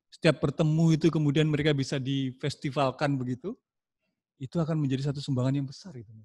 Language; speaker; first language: Indonesian; non-native, local second language; Javanese